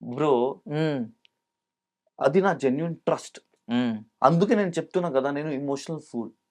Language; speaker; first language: Telugu; non-native, local second language; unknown